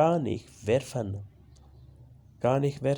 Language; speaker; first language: German; non-native, fluent; Urdu